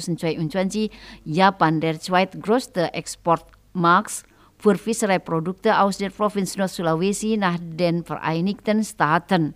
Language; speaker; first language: German; non-native, fluent; Indonesian